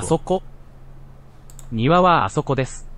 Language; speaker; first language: Japanese; non-native, learner; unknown